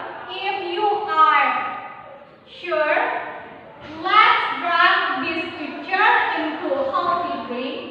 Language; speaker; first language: English; non-native, learner; Indonesian